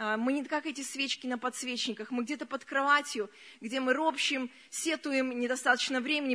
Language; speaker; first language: Russian; early bilingual, other home language; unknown